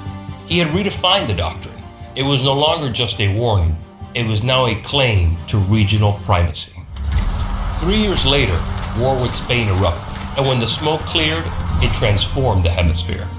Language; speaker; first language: English; native; English